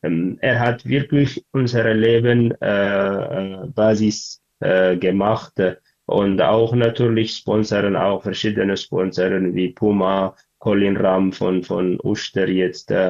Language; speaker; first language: German; non-native, learner; Tigrinya